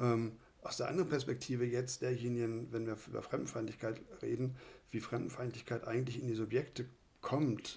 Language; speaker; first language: German; native; German